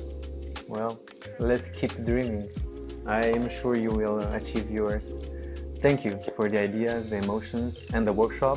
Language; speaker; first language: English; non-native, fluent; Romanian